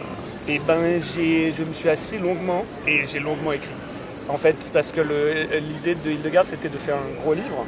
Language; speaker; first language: French; native; French